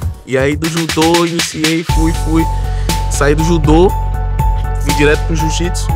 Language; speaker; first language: Portuguese; native; Portuguese